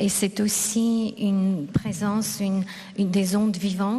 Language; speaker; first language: French; non-native, fluent; Russian